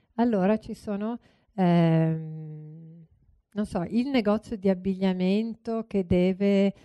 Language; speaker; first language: Italian; native; Italian